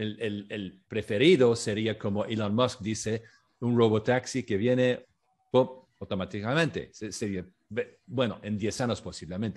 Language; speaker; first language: Spanish; non-native, fluent; French